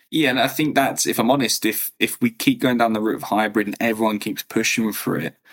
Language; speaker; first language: English; native; English